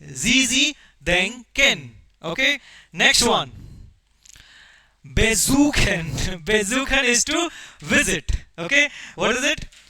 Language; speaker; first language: German; non-native, fluent; Hindi